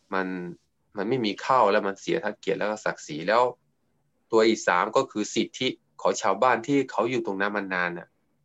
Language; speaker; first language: Thai; non-native, local second language; S'gaw Karen